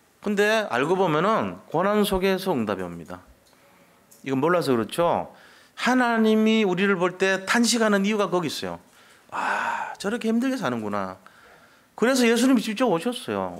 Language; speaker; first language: Korean; native; Korean